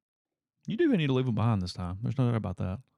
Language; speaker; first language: English; native; English